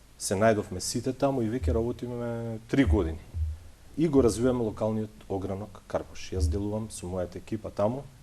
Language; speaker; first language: Macedonian; native; Macedonian